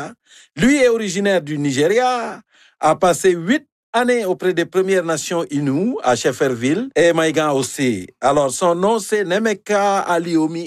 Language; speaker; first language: French; native; French